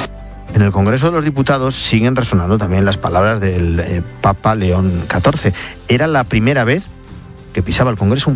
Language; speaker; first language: Spanish; native; Spanish